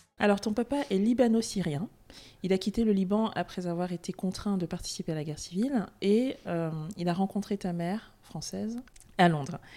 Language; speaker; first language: French; native; French